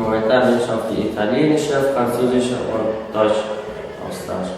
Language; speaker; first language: German; non-native, learner; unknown